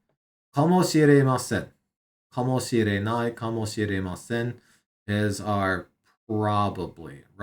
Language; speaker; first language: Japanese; non-native, learner; English